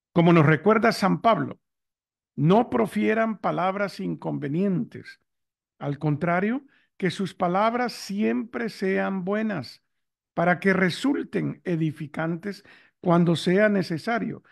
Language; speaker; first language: Spanish; native; Spanish